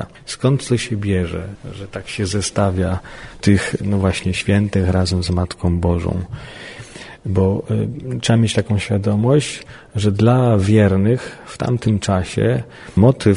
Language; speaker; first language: Polish; native; Polish